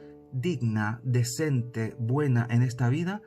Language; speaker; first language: Spanish; native; Spanish